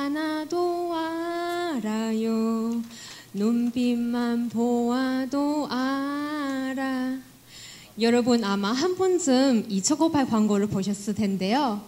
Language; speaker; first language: Korean; non-native, fluent; Chinese